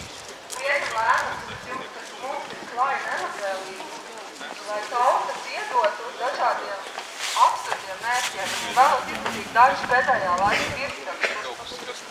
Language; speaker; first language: Latvian; native; Latvian